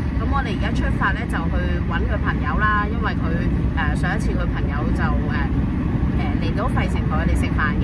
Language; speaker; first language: Cantonese; native; Cantonese